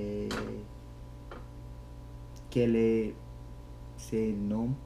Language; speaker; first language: French; non-native, learner; English